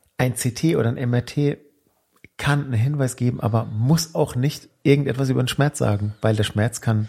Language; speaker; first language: German; early bilingual, other home language; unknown